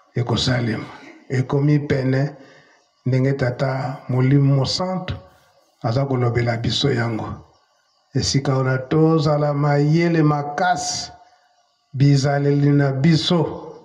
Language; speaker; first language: Lingala; non-native, local second language; Kongo